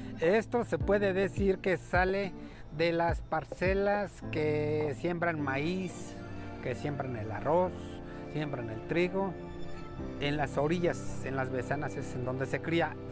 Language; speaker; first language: Spanish; native; Spanish